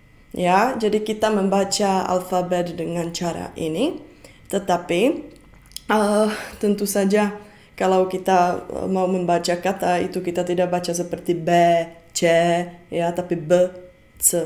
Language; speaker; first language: Indonesian; non-native, fluent; Czech